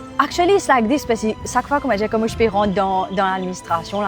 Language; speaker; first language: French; non-native, local second language; Morisyen